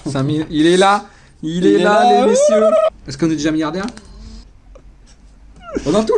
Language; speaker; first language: French; native; French